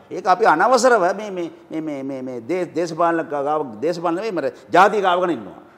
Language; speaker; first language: Sinhala; non-native, local second language; Tamil